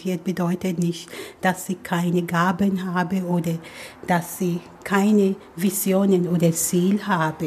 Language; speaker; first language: German; non-native, fluent; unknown